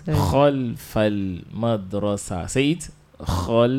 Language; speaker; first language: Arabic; non-native, fluent; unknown